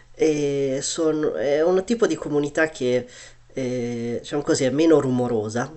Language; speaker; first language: Italian; early bilingual, other home language; Chinese